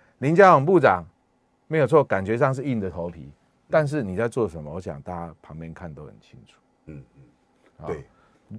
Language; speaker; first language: Chinese; native; Chinese